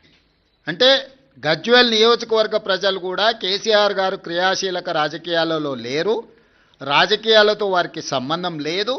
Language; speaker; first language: Telugu; native; Telugu